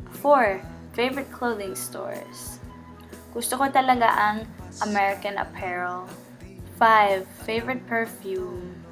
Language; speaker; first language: Filipino; early bilingual, heritage; Filipino